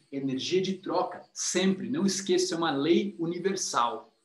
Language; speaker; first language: Portuguese; native; Portuguese